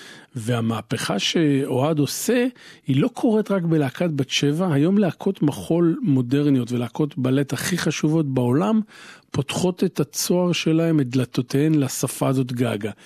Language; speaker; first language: Hebrew; native; Hebrew